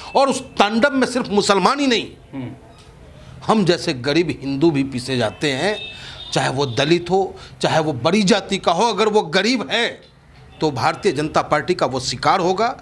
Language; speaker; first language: Hindi; native; Hindi